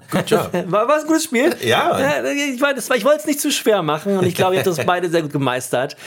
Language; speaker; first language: German; native; German